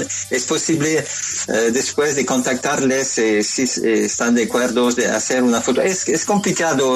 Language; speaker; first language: Spanish; non-native, learner; French